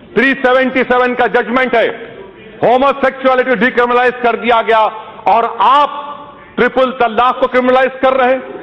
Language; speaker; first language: Urdu; native; Urdu